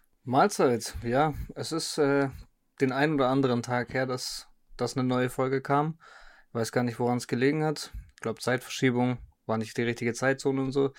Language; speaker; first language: German; native; German